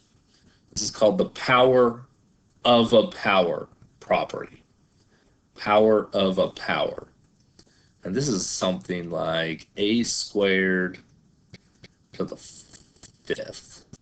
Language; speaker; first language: English; native; English